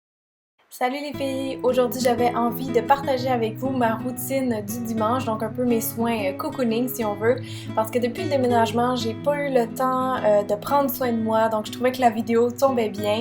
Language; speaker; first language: French; native; French